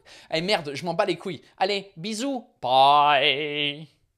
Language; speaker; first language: French; non-native, fluent; English